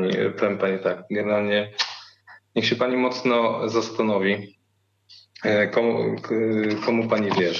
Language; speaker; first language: Polish; native; Polish